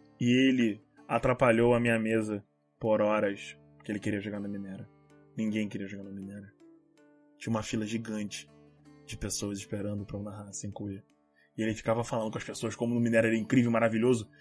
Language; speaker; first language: Portuguese; native; Portuguese